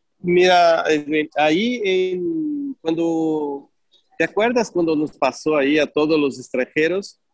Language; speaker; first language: Spanish; non-native, fluent; Portuguese